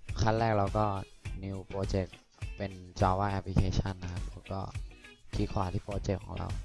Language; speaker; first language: Thai; native; Thai